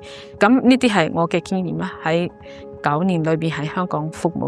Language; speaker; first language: Cantonese; non-native, fluent; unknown